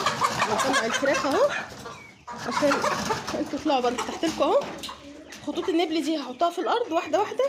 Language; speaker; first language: Arabic; native; Arabic